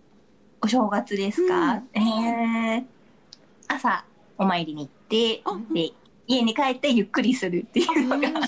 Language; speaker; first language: Japanese; non-native, fluent; Thai